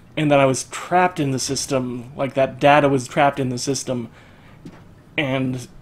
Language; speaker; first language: English; native; English